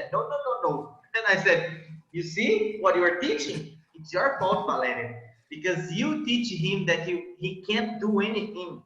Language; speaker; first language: English; non-native, fluent; Portuguese